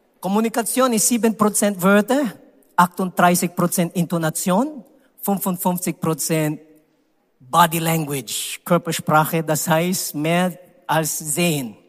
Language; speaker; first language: German; non-native, learner; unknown